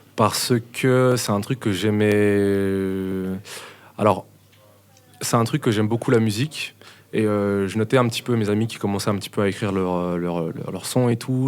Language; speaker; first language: French; native; French